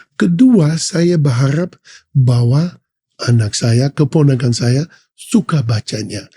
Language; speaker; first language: Indonesian; non-native, fluent; Dutch